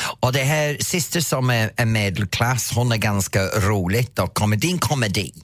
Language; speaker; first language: Swedish; non-native, fluent; English